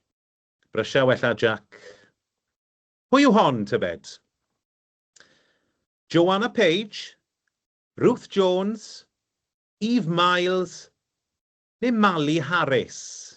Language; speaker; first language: Welsh; native; Welsh